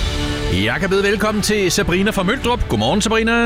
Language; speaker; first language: Danish; native; Danish